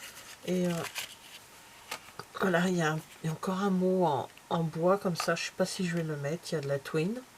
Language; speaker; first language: French; native; French